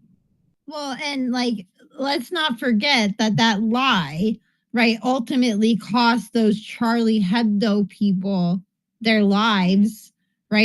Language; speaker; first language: English; native; English